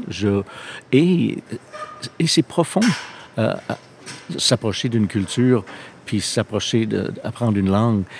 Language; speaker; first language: French; non-native, fluent; English